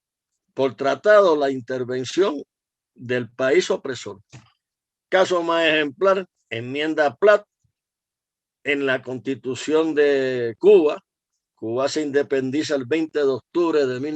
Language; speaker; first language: Spanish; native; Spanish